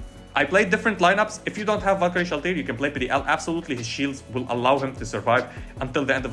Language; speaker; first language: English; non-native, fluent; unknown